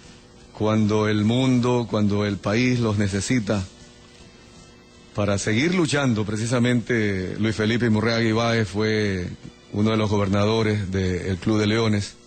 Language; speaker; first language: Spanish; native; Spanish